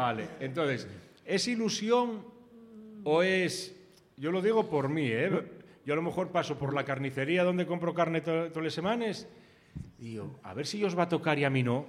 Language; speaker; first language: Spanish; native; Spanish